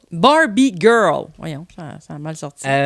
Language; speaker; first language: French; native; French